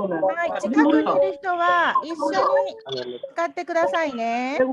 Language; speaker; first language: Japanese; non-native, fluent; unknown